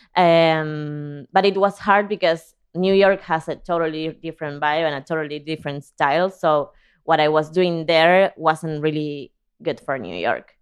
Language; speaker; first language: English; non-native, fluent; Spanish